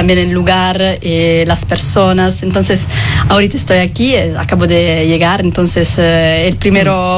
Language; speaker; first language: Spanish; non-native, fluent; Italian